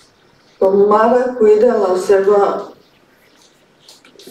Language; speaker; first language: Catalan; non-native, learner; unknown